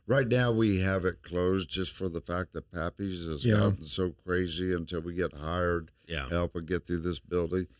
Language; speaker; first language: English; native; English